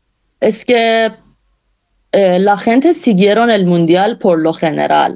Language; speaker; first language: Spanish; non-native, fluent; Persian